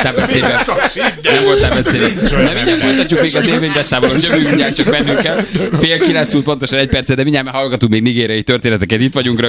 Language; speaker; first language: Hungarian; native; Hungarian